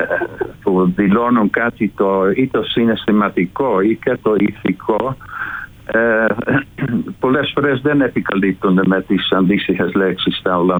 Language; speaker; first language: Greek; non-native, fluent; Dutch